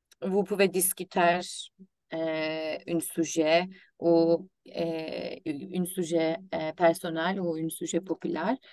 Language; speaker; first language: French; non-native, learner; Turkish